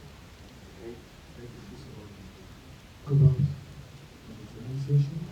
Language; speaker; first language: English; non-native, learner; French